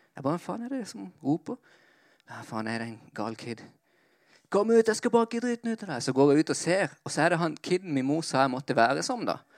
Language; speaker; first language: Norwegian; early bilingual, other home language; Spanish